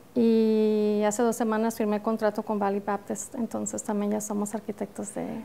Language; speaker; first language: Spanish; native; Spanish